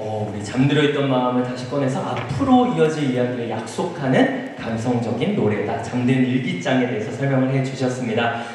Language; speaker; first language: Korean; native; Korean